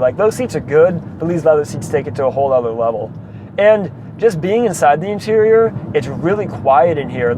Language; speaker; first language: English; native; English